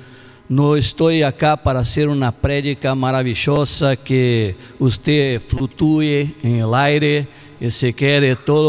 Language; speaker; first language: Spanish; non-native, learner; Portuguese